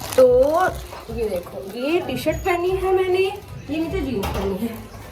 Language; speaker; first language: Hindi; non-native, local second language; Bangla